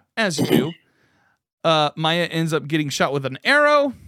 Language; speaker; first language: English; native; English